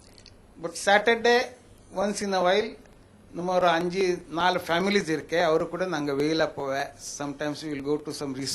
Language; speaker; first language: Tamil; non-native, fluent; Marathi